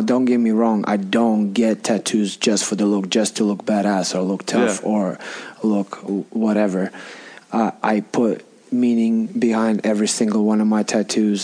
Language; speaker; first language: English; non-native, fluent; Russian